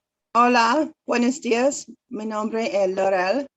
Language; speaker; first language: Spanish; non-native, learner; English